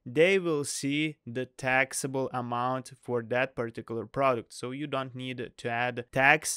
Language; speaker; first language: English; non-native, fluent; Lithuanian